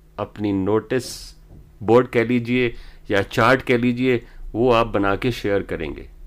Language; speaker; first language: Hindi; native; Hindi